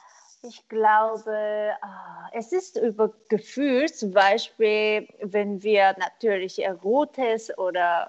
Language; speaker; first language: German; non-native, learner; Korean